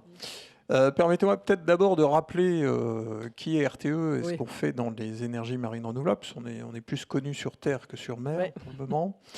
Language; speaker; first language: French; native; French